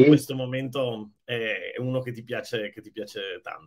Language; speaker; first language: Italian; native; Italian